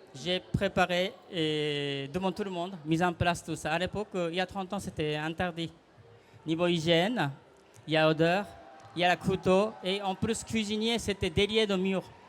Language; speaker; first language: French; non-native, fluent; Japanese